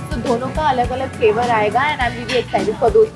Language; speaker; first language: Hindi; native; Hindi